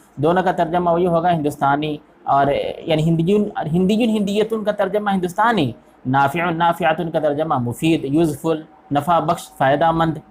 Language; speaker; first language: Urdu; native; Urdu